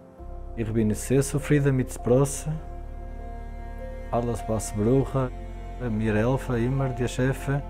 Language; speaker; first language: German; non-native, learner; Portuguese